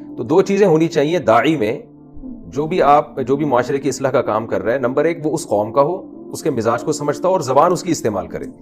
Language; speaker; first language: Urdu; native; Urdu